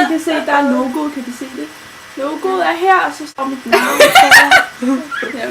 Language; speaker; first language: Danish; native; Danish